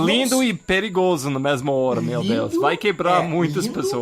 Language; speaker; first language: Portuguese; non-native, fluent; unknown